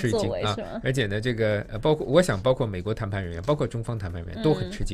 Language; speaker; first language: Chinese; native; Chinese